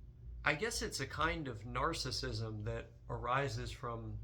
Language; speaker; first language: English; native; English